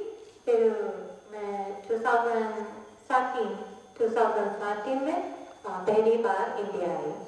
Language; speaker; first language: Hindi; non-native, learner; Japanese